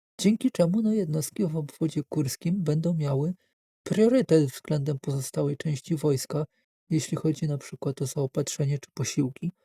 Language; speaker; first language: Polish; native; Polish